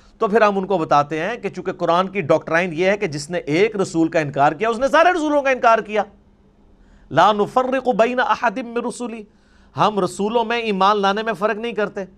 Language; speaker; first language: Urdu; non-native, local second language; Punjabi